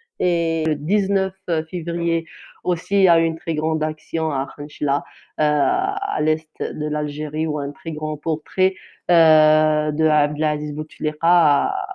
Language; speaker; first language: French; non-native, local second language; Kabyle